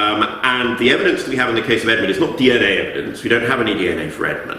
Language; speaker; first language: English; native; English